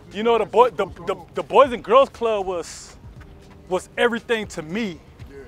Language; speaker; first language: English; native; English